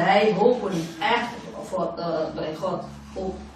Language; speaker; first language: Dutch; non-native, learner; Indonesian